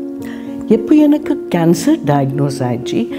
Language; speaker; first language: Tamil; non-native, learner; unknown